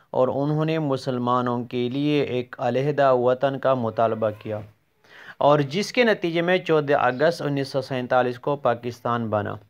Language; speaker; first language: Urdu; non-native, local second language; Pashto